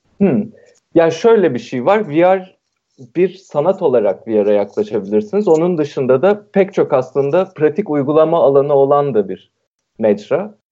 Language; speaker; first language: Turkish; native; Turkish